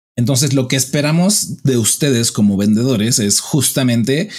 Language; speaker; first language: Spanish; native; Spanish